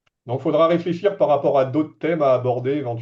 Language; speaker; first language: French; native; French